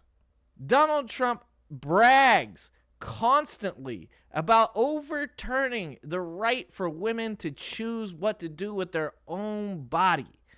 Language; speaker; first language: English; native; English